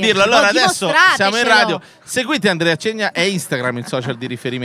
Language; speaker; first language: Italian; native; Italian